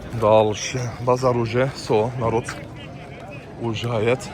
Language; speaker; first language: Russian; non-native, learner; Turkish